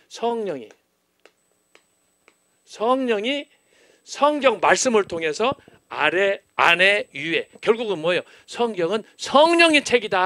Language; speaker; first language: Korean; native; Korean